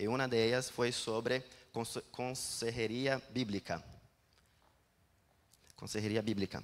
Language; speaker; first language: Spanish; non-native, learner; Portuguese